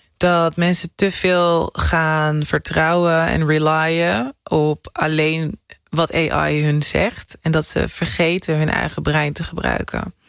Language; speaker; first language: Dutch; native; Dutch